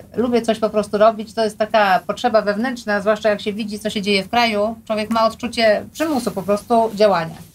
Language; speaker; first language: Polish; native; Polish